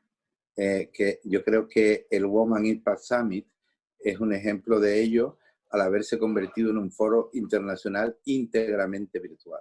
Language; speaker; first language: Spanish; native; Spanish